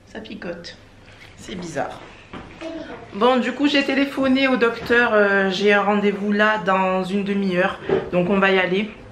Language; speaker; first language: French; native; French